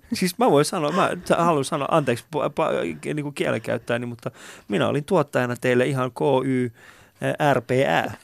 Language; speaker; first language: Finnish; early bilingual, other home language; Persian